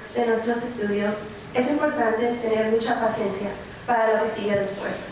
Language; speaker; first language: Spanish; early bilingual, other home language; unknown